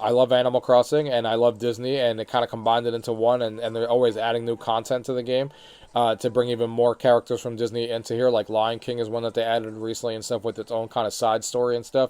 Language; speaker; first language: English; native; English